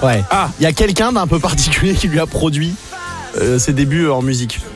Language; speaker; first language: French; native; French